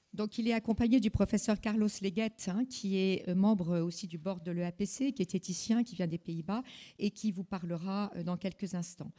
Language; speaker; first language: French; native; French